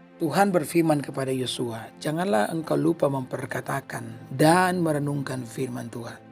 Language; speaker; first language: Indonesian; native; Indonesian